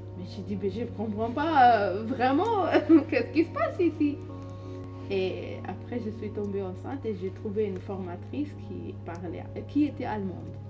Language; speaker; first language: French; non-native, learner; Hindi